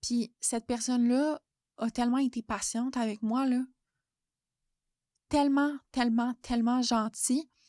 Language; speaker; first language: French; native; French